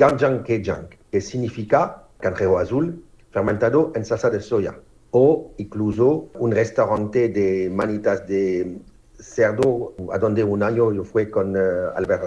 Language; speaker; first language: Spanish; non-native, fluent; French